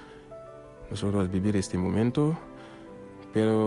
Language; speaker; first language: Spanish; non-native, local second language; Haitian Creole